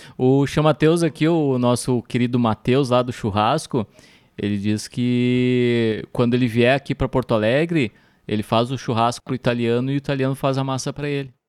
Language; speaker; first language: Portuguese; native; Portuguese